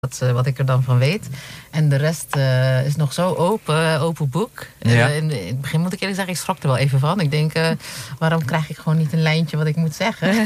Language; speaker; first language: Dutch; native; Dutch